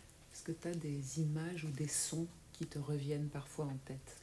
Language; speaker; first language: French; native; French